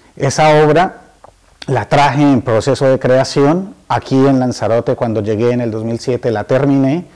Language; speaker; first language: Spanish; native; Spanish